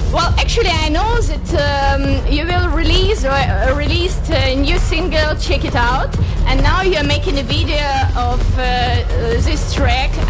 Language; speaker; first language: English; non-native, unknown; Ukrainian